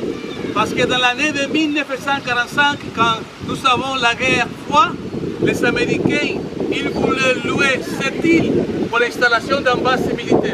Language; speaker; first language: French; non-native, fluent; Spanish